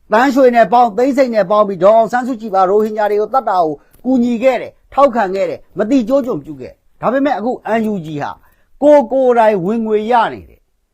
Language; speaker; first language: Burmese; non-native, local second language; Kachin